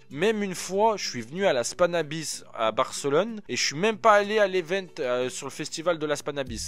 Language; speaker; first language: French; native; French